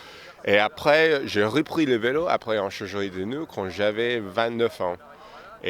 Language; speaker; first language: French; non-native, fluent; English